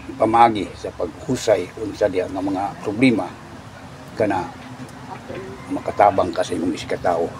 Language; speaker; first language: Cebuano; non-native, local second language; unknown